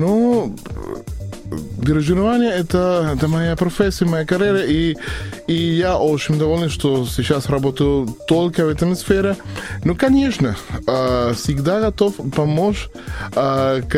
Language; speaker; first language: Russian; non-native, learner; Spanish